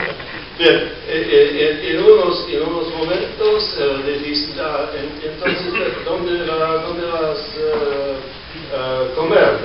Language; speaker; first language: Spanish; non-native, learner; English